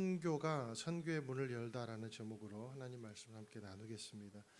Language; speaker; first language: Korean; native; Korean